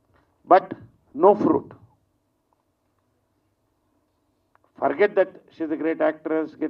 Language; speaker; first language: Telugu; native; Telugu